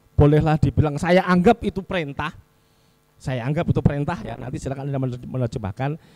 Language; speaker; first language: Indonesian; native; Indonesian